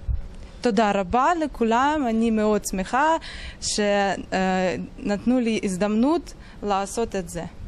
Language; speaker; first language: Hebrew; non-native, fluent; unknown